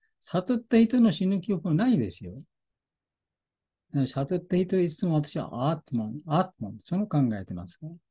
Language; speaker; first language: Japanese; non-native, fluent; Bangla